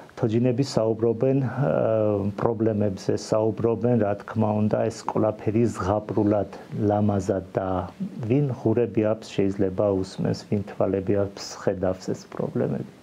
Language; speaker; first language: Georgian; non-native, local second language; Armenian